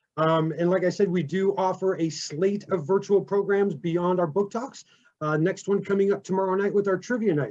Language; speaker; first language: English; native; English